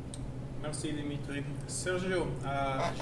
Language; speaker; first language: French; non-native, learner; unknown